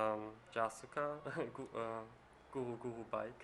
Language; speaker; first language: Indonesian; non-native, learner; German